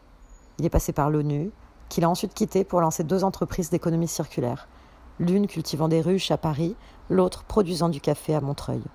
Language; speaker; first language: French; native; French